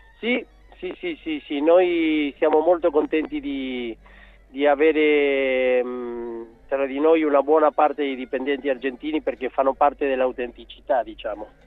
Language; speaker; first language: Italian; non-native, fluent; Spanish